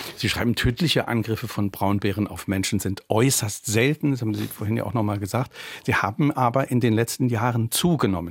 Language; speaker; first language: German; native; German